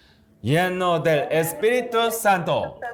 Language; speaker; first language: Spanish; non-native, learner; Korean